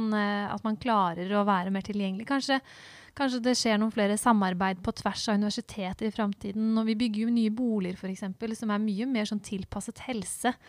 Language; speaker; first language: Norwegian; native; Norwegian